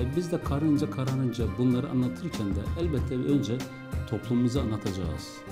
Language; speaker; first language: Turkish; early bilingual, heritage; Arabic